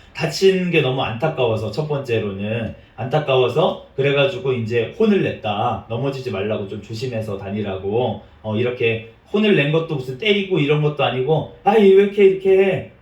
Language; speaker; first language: Korean; native; Korean